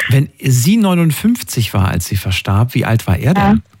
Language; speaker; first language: German; native; German